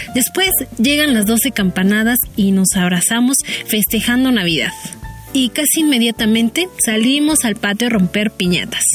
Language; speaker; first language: Spanish; native; Spanish